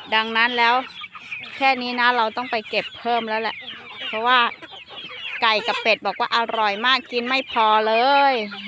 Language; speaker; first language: Thai; non-native, local second language; Hmong